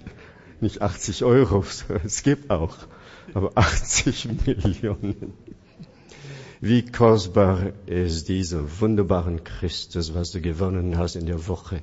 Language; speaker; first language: German; non-native, fluent; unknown